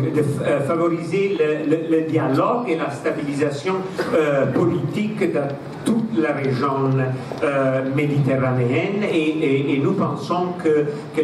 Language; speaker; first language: French; non-native, fluent; Italian